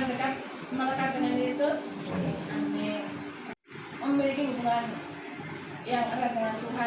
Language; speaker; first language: Indonesian; native; Indonesian